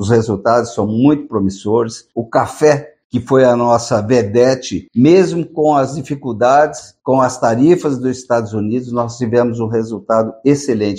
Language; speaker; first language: Portuguese; native; Portuguese